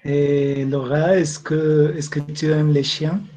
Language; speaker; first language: French; non-native, learner; Spanish